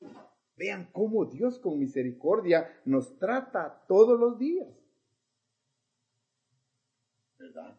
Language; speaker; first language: Spanish; native; Spanish